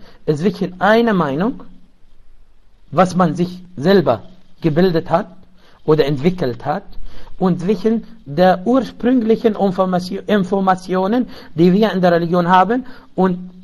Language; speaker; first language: German; non-native, local second language; Arabic